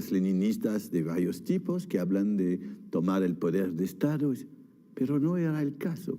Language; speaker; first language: Spanish; non-native, fluent; French